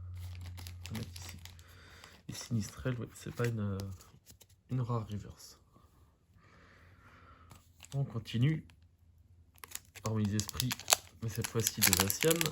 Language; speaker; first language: French; native; French